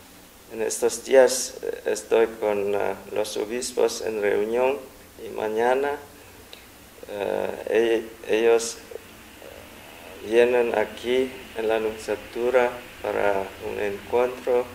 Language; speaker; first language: Spanish; non-native, fluent; Vietnamese